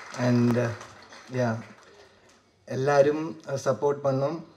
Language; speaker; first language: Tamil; non-native, learner; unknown